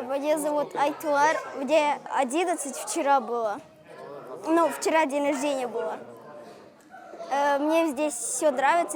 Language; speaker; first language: Russian; non-native, local second language; Kyrgyz